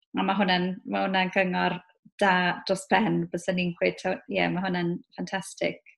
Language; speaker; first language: Welsh; native; Welsh